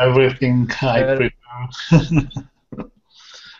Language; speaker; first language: English; non-native, learner; Polish